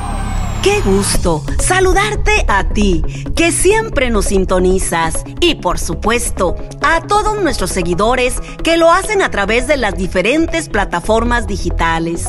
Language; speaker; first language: Spanish; native; Spanish